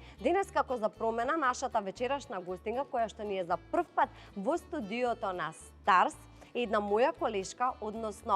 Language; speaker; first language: Macedonian; native; Macedonian